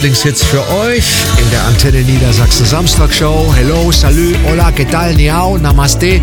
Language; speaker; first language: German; native; German